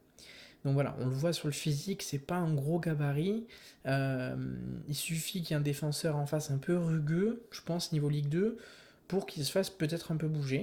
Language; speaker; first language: French; native; French